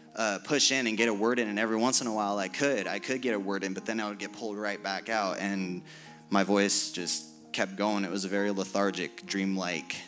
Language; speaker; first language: English; native; English